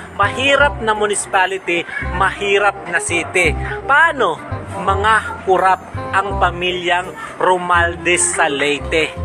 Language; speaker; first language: Filipino; non-native, local second language; Waray